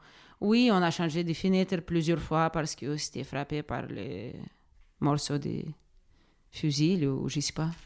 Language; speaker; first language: French; non-native, fluent; Russian